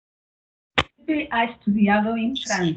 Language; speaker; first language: Italian; non-native, learner; Spanish